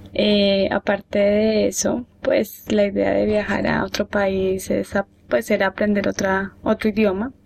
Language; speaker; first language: Spanish; native; Spanish